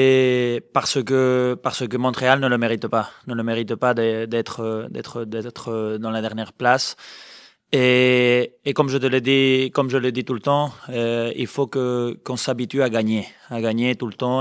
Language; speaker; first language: French; non-native, fluent; Spanish